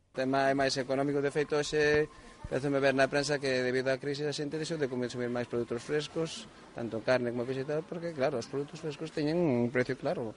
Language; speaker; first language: Galician; native; Galician